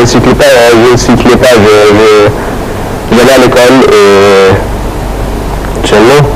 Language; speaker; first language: French; non-native, fluent; Arabic